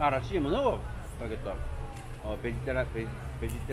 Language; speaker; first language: Russian; non-native, learner; Korean